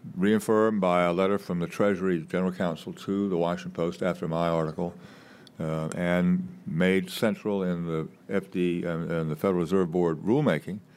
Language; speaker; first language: English; native; English